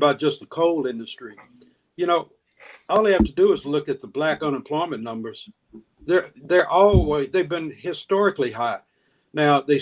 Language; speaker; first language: English; native; English